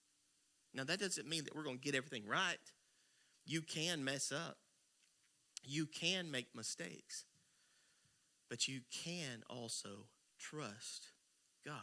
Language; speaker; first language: English; native; English